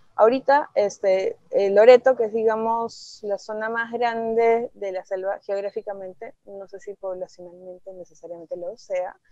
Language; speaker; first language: Spanish; native; Spanish